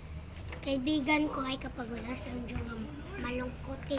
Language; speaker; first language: Filipino; non-native, local second language; Cebuano